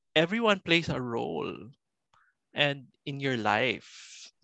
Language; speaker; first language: English; non-native, local second language; Cebuano